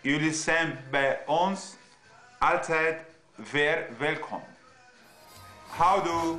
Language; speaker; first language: Dutch; non-native, learner; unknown